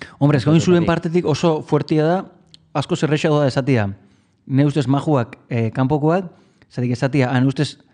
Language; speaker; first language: Basque; native; Basque